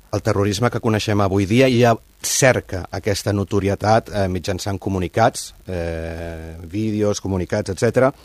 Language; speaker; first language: Catalan; native; Catalan